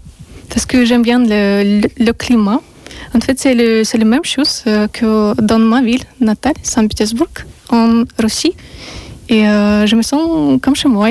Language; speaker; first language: French; non-native, learner; Russian